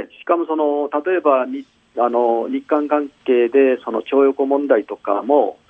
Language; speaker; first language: Japanese; non-native, fluent; Korean